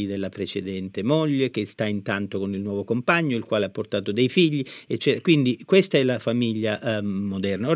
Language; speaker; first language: Italian; native; Italian